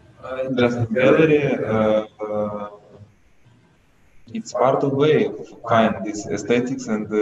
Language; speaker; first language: English; non-native, learner; Russian